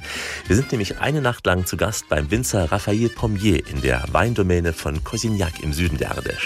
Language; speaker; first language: German; native; German